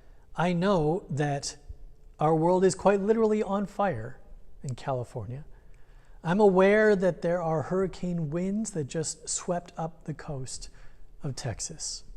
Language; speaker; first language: English; native; English